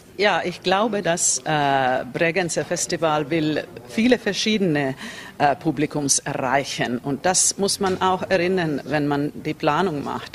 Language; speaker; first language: German; non-native, learner; Finnish